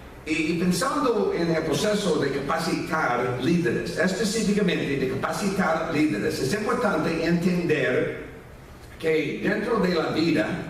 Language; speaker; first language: Spanish; non-native, fluent; English